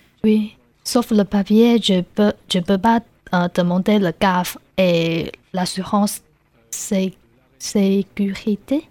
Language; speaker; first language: French; non-native, learner; Chinese